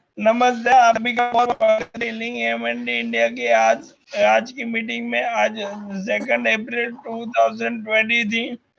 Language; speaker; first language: Hindi; non-native, local second language; Gujarati